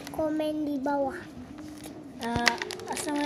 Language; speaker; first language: Indonesian; non-native, learner; Malay